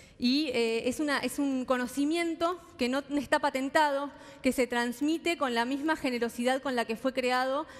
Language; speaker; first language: Spanish; native; Spanish